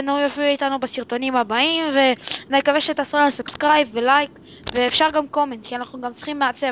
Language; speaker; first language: Hebrew; native; Hebrew